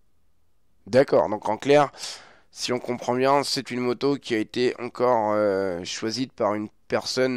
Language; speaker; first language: French; native; French